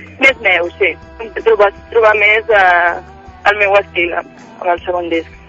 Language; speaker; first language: Catalan; non-native, local second language; Spanish